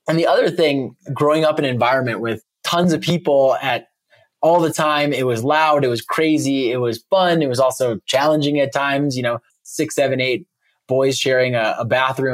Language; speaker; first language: English; native; English